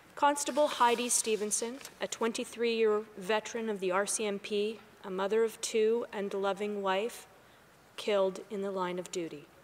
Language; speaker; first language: English; native; English